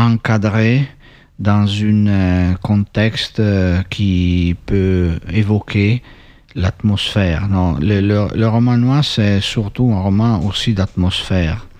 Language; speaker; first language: French; non-native, fluent; Italian